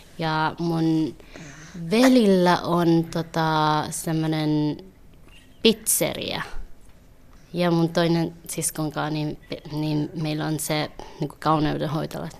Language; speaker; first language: Finnish; early bilingual, other home language; Vietnamese